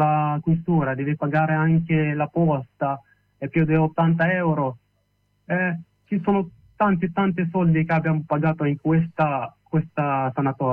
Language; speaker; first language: Italian; non-native, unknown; Arabic